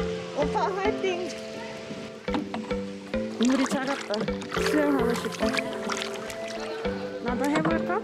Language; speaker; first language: Korean; non-native, fluent; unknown